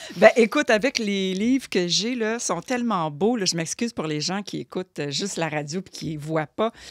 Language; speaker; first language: French; native; French